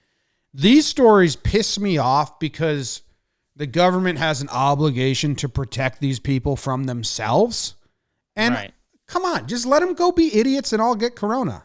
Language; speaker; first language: English; native; English